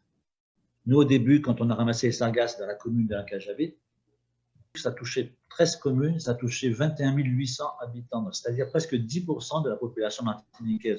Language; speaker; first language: French; native; French